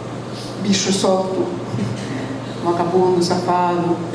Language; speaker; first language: Portuguese; non-native, fluent; Estonian